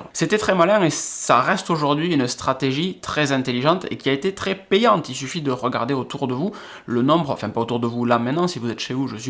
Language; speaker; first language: French; native; French